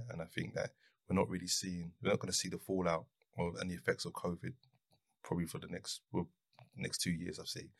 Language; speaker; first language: English; native; English